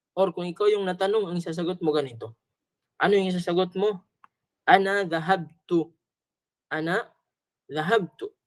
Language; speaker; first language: Filipino; native; Filipino